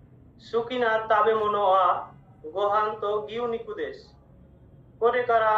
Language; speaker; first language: Japanese; non-native, learner; Bangla